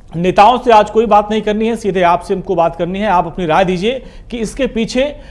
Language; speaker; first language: Hindi; native; Hindi